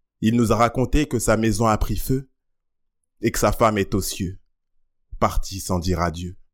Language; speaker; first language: French; early bilingual, other home language; Lingala